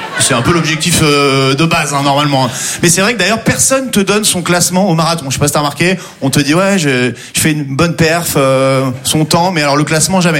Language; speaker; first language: French; native; French